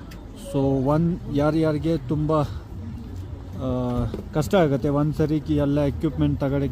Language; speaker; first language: Kannada; non-native, local second language; Ladakhi